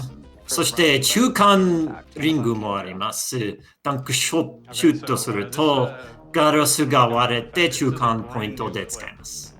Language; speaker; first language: Japanese; non-native, learner; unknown